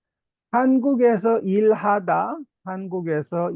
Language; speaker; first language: Korean; native; Korean